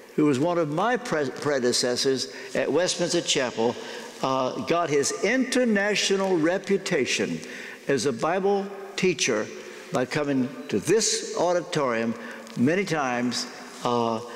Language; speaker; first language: English; native; English